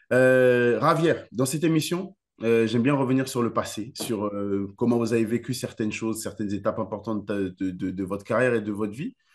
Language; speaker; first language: French; native; French